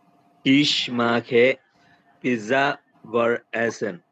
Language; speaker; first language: German; non-native, learner; Bangla